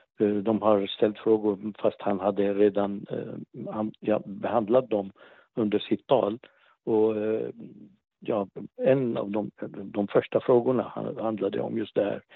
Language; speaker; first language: Swedish; non-native, fluent; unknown